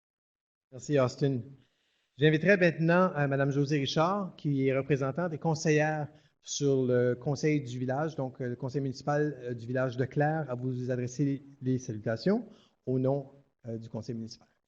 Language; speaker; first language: French; native; French